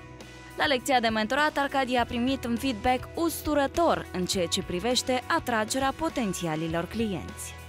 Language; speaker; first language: Romanian; native; Romanian